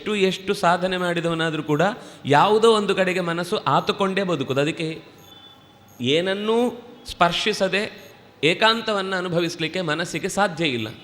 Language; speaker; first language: Kannada; non-native, local second language; Tulu